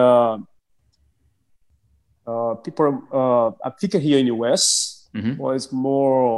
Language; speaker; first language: English; non-native, fluent; Portuguese